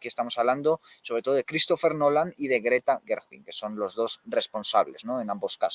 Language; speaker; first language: Spanish; native; Spanish